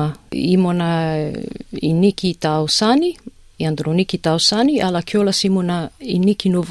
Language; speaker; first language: Greek; early bilingual, heritage; English